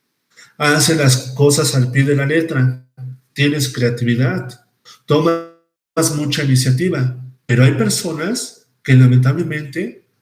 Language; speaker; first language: Spanish; native; Spanish